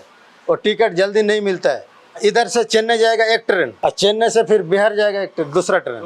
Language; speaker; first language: Hindi; non-native, local second language; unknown